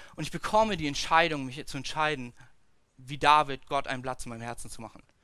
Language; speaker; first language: German; native; German